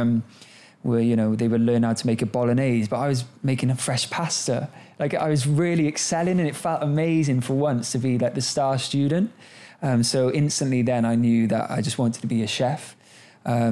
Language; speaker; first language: English; native; English